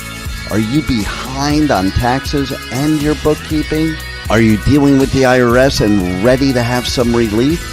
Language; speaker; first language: English; native; English